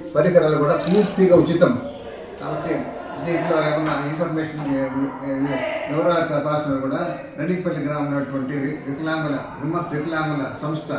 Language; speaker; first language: Telugu; native; Telugu